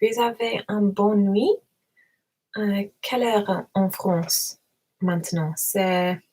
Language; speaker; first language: French; non-native, learner; English